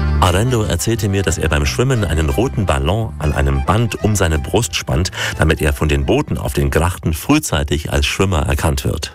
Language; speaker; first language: German; native; German